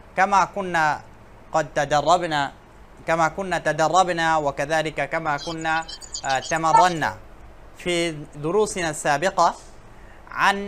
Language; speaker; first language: Arabic; non-native, fluent; Bangla